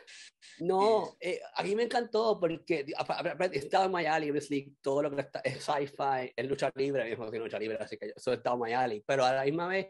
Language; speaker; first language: Spanish; native; Spanish